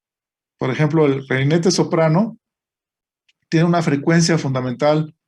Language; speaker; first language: Spanish; native; Spanish